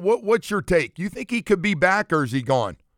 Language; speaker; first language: English; native; English